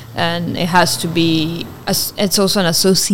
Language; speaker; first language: English; non-native, fluent; Italian